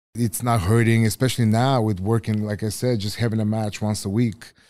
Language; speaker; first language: English; non-native, fluent; Bulgarian